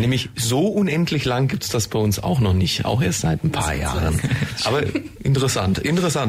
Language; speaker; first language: German; native; German